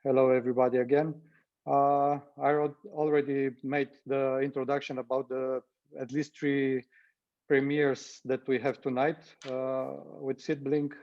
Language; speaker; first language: English; non-native, fluent; Romanian